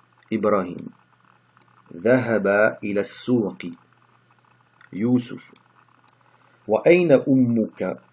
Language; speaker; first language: Arabic; non-native, fluent; French